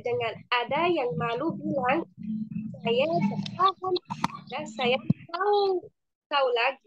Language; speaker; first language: Indonesian; non-native, fluent; Arabic